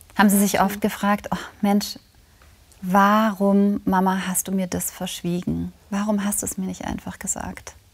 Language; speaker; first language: German; native; German